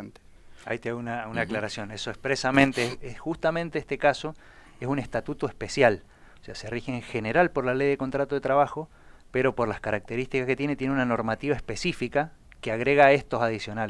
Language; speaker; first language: Spanish; native; Spanish